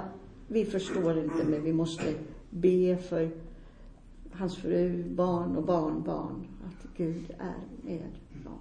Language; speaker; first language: Swedish; non-native, fluent; Finnish